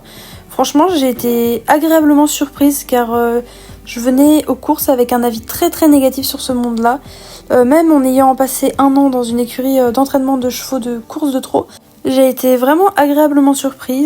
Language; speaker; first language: French; native; French